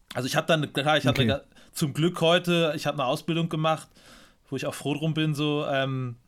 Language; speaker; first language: German; native; German